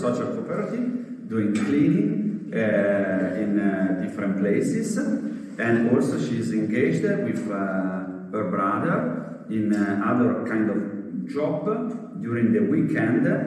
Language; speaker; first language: English; non-native, fluent; Italian